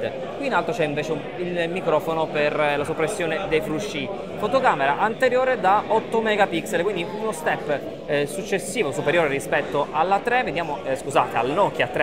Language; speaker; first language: Italian; native; Italian